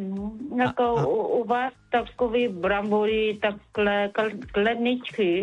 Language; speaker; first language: Czech; non-native, learner; Vietnamese